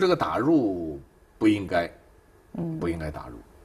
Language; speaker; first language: Chinese; native; Chinese